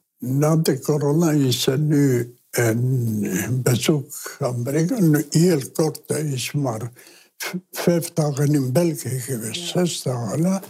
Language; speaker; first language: Dutch; early bilingual, other home language; Spanish